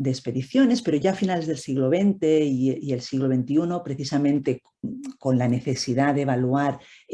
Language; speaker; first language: Spanish; native; Spanish